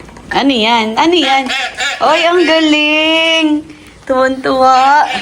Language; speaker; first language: Filipino; native; Filipino